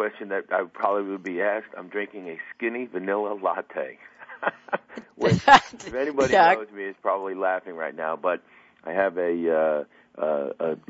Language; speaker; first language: English; native; English